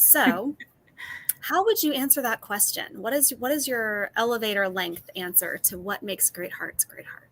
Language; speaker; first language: English; native; English